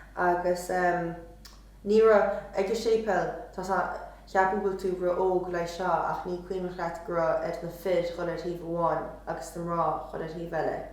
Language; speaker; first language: Irish; native; Irish